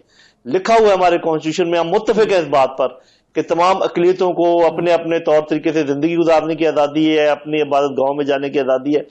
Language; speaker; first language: Urdu; native; Urdu